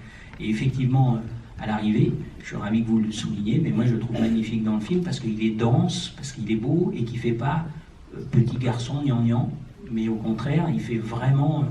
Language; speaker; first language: French; native; French